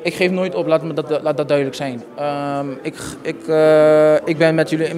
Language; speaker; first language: Dutch; native; Dutch